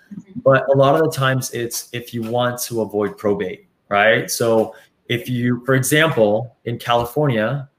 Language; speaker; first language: English; early bilingual, other home language; Spanish